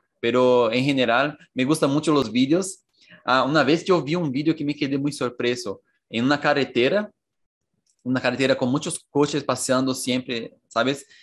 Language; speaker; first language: Spanish; non-native, fluent; Portuguese